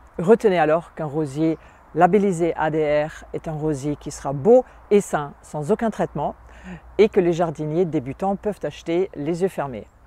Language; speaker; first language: French; non-native, fluent; German